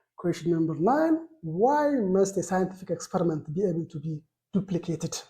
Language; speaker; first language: English; non-native, local second language; Amharic